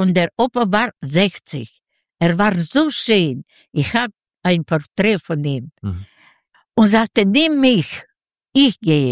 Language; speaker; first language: German; non-native, learner; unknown